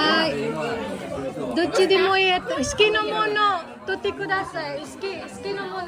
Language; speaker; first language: Japanese; non-native, learner; Filipino